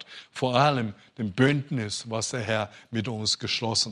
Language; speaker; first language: German; non-native, fluent; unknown